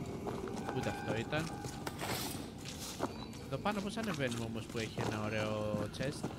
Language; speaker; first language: Greek; native; Greek